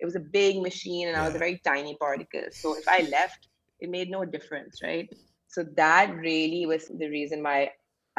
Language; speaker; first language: English; non-native, local second language; Urdu